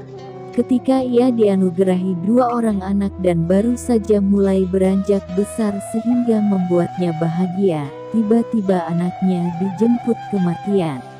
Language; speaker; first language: Indonesian; native; Indonesian